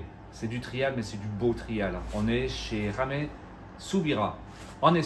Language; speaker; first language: French; native; French